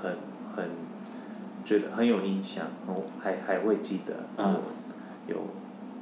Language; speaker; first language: Chinese; non-native, fluent; Korean